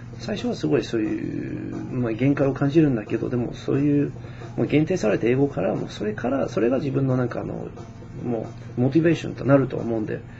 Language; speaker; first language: Japanese; non-native, fluent; English